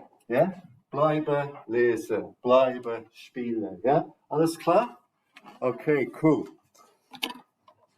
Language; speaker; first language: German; non-native, fluent; English